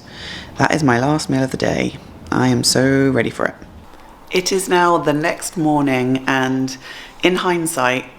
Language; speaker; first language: English; native; English